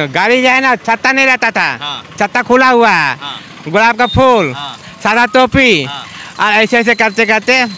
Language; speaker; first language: Hindi; non-native, local second language; Punjabi